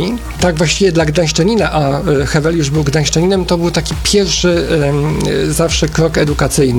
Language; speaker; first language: Polish; native; Polish